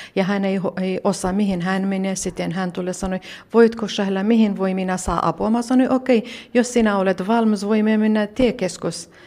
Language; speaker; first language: Finnish; non-native, learner; Central Kurdish